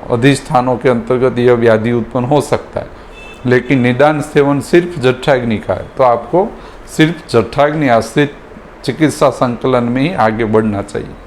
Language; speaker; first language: Hindi; non-native, local second language; Gujarati